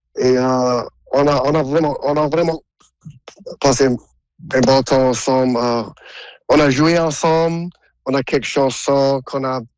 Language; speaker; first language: French; non-native, local second language; English